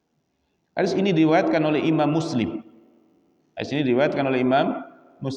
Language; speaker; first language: Indonesian; native; Indonesian